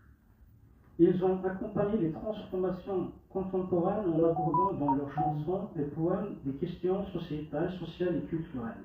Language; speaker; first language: French; non-native, local second language; Kabyle